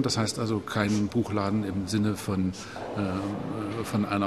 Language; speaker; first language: German; native; German